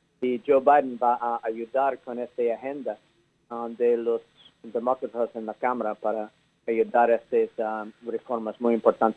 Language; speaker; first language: Spanish; early bilingual, heritage; English